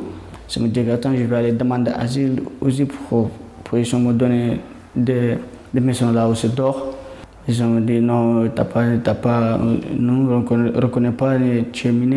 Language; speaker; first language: French; non-native, learner; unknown